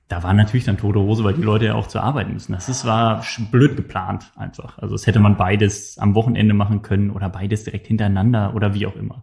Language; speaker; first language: German; native; German